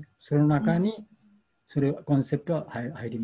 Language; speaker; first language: Japanese; non-native, learner; Bangla